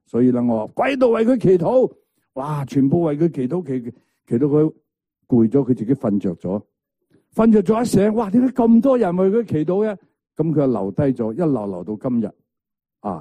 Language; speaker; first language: Cantonese; native; Cantonese